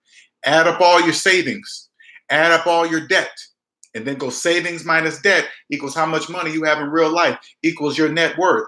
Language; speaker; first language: English; native; English